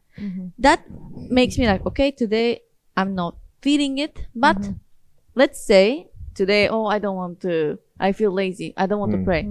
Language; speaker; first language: English; non-native, fluent; Japanese